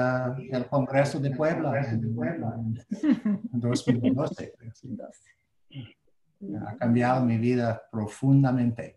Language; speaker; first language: Spanish; non-native, fluent; English